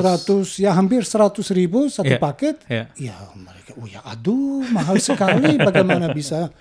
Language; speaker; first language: Indonesian; non-native, learner; German